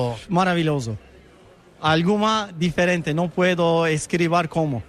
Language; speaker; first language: Spanish; non-native, learner; Turkish